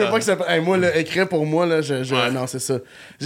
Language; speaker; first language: French; native; French